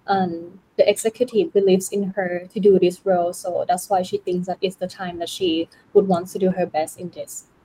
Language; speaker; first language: English; non-native, fluent; Thai